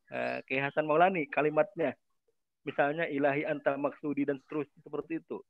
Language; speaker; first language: Indonesian; native; Indonesian